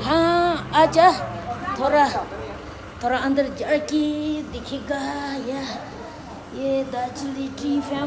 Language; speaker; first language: Hindi; non-native, local second language; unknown